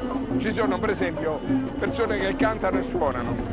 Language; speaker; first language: Italian; native; Italian